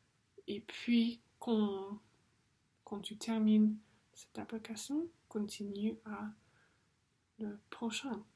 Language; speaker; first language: French; non-native, fluent; English